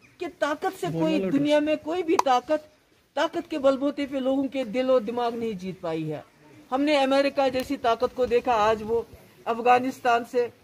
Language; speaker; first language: Urdu; non-native, local second language; Kashmiri